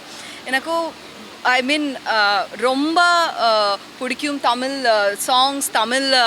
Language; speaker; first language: Tamil; non-native, learner; Malayalam